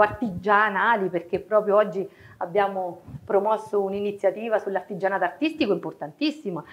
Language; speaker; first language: Italian; native; Italian